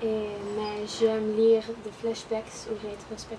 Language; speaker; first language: French; non-native, learner; Dutch